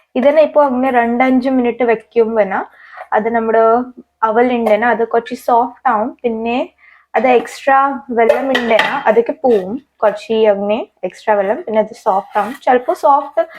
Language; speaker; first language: Malayalam; non-native, learner; Hindi